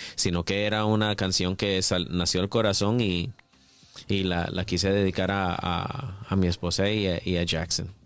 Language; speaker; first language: Spanish; early bilingual, heritage; English